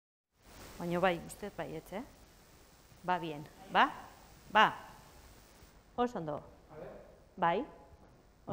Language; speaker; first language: Basque; native; Basque